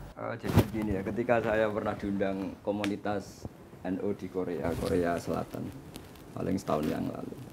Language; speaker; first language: Indonesian; non-native, local second language; Javanese